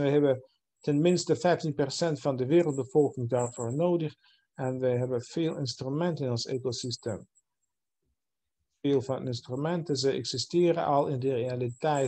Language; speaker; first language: Dutch; non-native, fluent; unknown